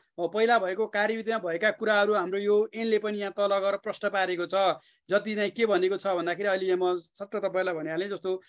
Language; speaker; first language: Nepali; native; Nepali